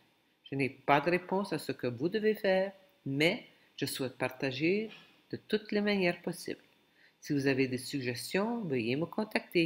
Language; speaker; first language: French; non-native, local second language; Ukrainian